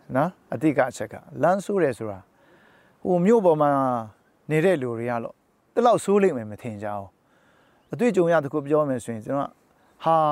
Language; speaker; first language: Burmese; native; Burmese